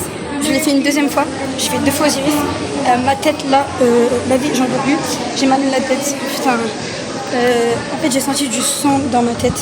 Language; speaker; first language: French; native; French